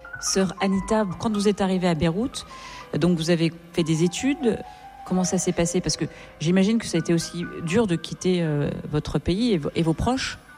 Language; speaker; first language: French; native; French